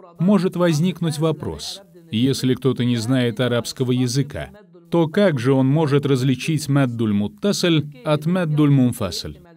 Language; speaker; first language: Russian; non-native, fluent; Azerbaijani